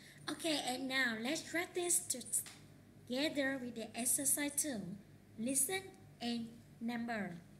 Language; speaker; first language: English; non-native, learner; Vietnamese